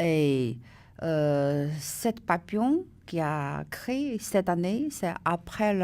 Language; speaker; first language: French; non-native, learner; Chinese